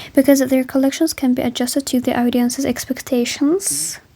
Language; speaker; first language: English; non-native, learner; Azerbaijani